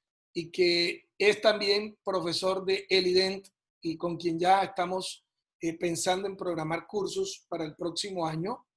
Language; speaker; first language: Spanish; native; Spanish